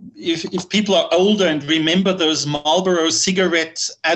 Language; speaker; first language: English; non-native, fluent; German